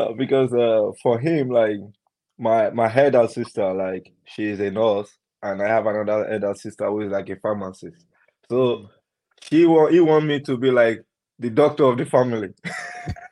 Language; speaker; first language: English; non-native, local second language; Yoruba